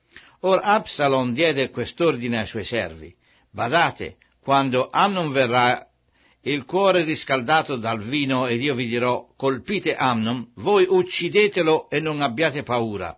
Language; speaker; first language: Italian; native; Italian